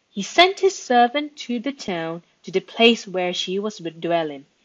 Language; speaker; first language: English; non-native, fluent; Thai